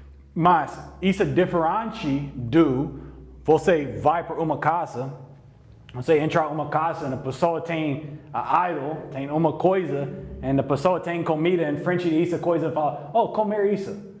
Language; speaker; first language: Portuguese; non-native, learner; English